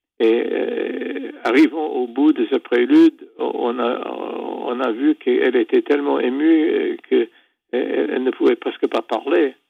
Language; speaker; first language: French; non-native, fluent; English